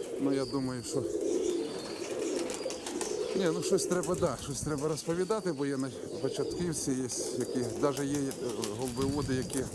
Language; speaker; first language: Ukrainian; non-native, local second language; Russian